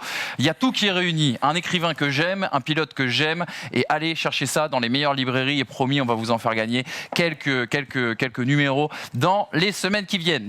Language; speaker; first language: French; native; French